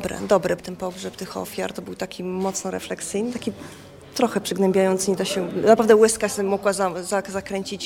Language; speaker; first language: Polish; native; Polish